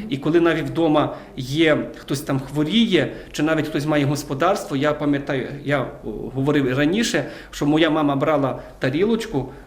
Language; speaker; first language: Ukrainian; native; Ukrainian